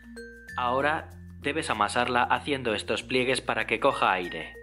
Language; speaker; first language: Spanish; native; Spanish